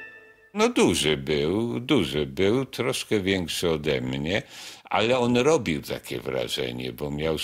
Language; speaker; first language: Polish; native; Polish